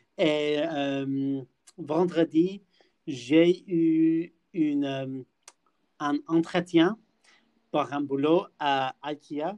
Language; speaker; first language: French; non-native, learner; English